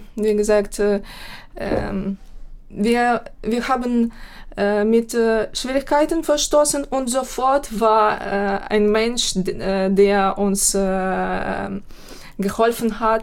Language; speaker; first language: German; non-native, fluent; Ukrainian